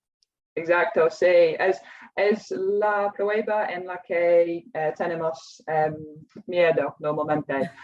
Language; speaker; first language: Spanish; non-native, fluent; English